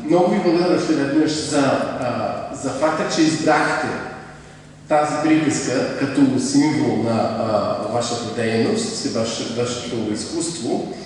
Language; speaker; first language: Bulgarian; non-native, fluent; French